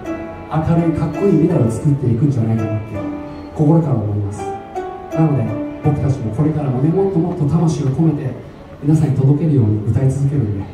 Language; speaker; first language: Japanese; native; Japanese